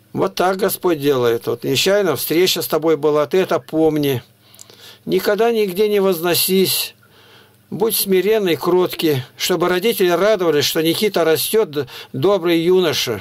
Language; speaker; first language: Russian; native; Russian